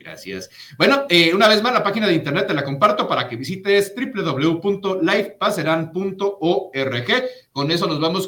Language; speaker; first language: Spanish; native; Spanish